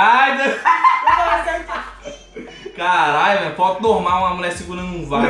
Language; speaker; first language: Portuguese; native; Portuguese